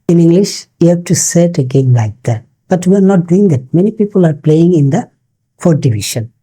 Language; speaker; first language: English; non-native, local second language; Bangla